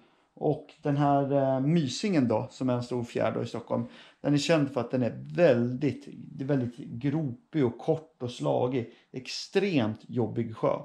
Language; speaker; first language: Swedish; native; Swedish